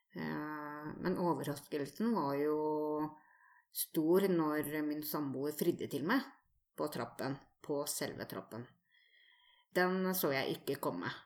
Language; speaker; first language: Norwegian; native; Norwegian